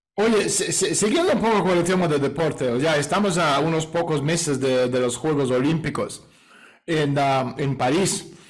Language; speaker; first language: Spanish; non-native, fluent; Russian